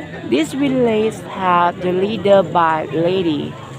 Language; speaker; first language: English; non-native, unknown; Thai